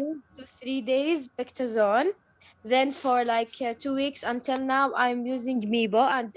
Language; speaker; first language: English; non-native, learner; Arabic